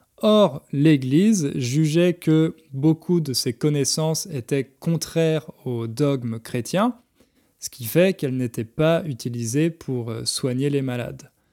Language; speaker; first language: French; native; French